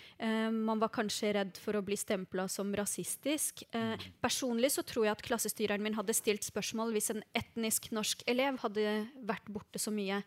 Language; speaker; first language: Norwegian; early bilingual, other home language; Arabic